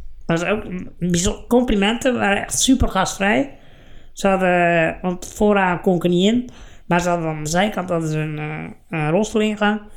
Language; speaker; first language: Dutch; native; Dutch